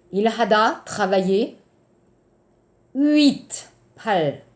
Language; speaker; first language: Korean; non-native, fluent; French